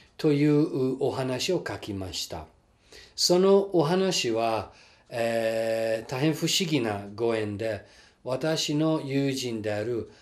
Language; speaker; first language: Japanese; non-native, fluent; English